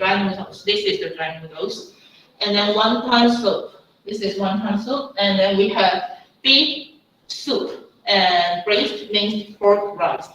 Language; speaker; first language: English; non-native, fluent; Chinese